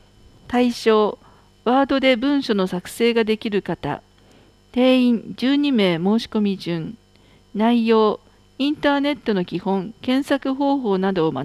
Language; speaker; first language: Japanese; native; Japanese